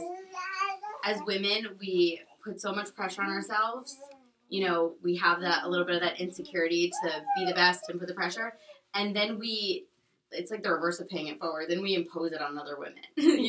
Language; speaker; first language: English; native; English